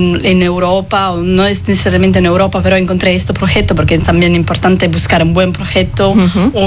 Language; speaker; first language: Spanish; non-native, fluent; Italian